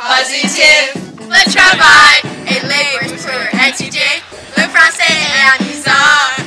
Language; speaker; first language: French; non-native, local second language; English